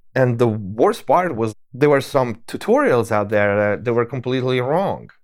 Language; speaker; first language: English; non-native, fluent; Italian